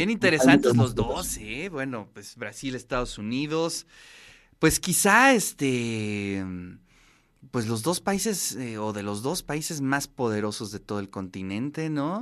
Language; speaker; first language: Spanish; native; Spanish